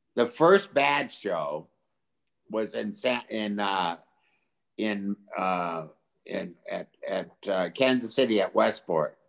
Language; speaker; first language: English; native; English